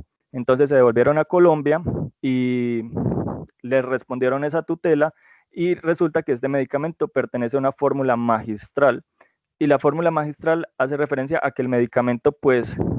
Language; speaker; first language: Spanish; native; Spanish